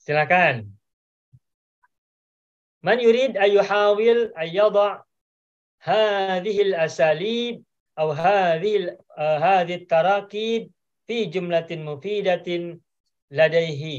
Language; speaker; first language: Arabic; non-native, fluent; Indonesian